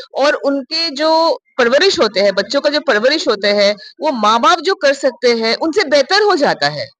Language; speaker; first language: Hindi; non-native, local second language; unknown